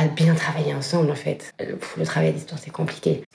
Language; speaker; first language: French; native; French